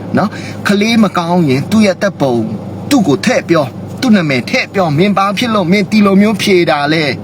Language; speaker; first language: Burmese; non-native, local second language; Mon